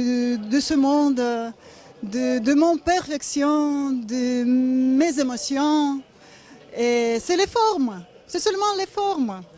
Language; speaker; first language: French; non-native, learner; Russian